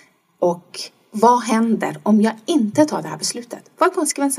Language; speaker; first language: Swedish; non-native, fluent; Persian